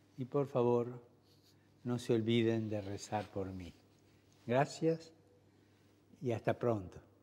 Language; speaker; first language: Spanish; native; Spanish